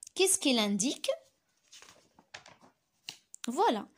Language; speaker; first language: French; non-native, local second language; Arabic